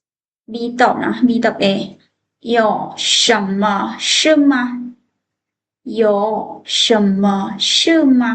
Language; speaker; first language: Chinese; non-native, fluent; Lao